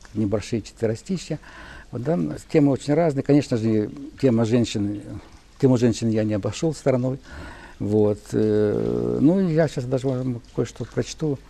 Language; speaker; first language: Russian; non-native, local second language; Ukrainian